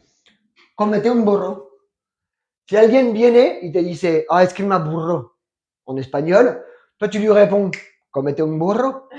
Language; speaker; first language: Spanish; non-native, fluent; French